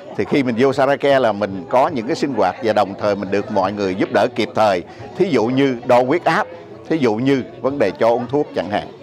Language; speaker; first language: Vietnamese; native; Vietnamese